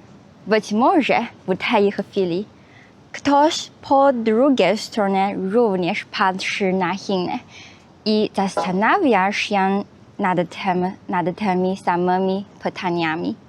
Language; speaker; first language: Polish; non-native, fluent; Chinese